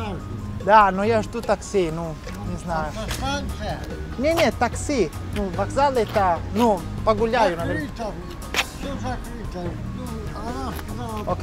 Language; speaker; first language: Russian; non-native, learner; Italian